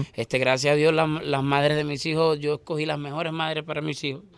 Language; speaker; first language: Spanish; native; Spanish